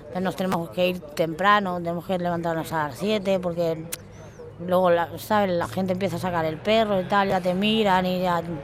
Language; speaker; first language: Spanish; native; Spanish